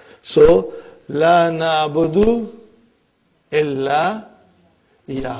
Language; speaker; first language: Arabic; non-native, fluent; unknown